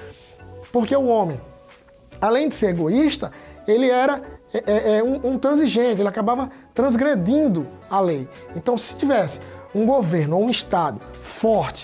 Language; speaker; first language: Portuguese; native; Portuguese